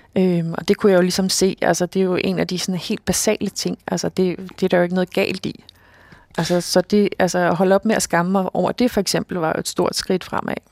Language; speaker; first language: Danish; native; Danish